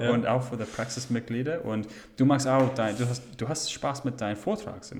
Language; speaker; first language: German; non-native, fluent; English